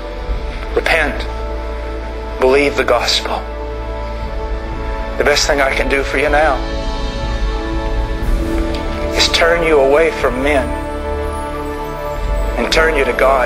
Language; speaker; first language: English; native; English